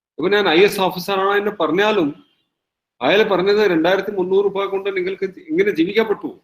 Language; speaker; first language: Malayalam; non-native, fluent; Hindi